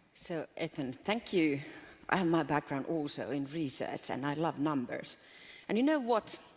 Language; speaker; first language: English; non-native, fluent; Finnish